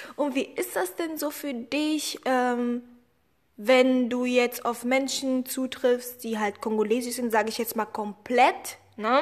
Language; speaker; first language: German; early bilingual, other home language; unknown